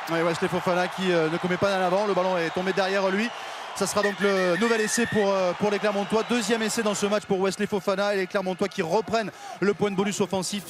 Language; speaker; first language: French; native; French